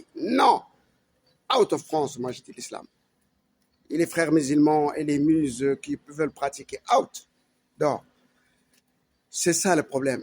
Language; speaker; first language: French; non-native, learner; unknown